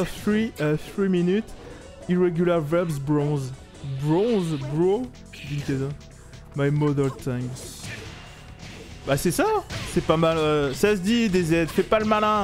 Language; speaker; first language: French; native; French